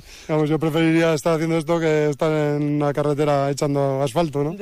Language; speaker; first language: Spanish; native; Spanish